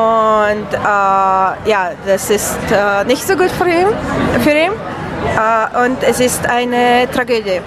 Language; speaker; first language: German; non-native, fluent; Romanian